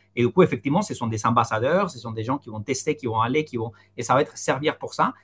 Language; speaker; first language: French; non-native, fluent; Spanish